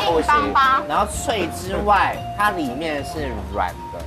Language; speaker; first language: Chinese; native; Chinese